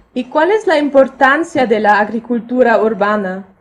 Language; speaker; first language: Spanish; non-native, fluent; German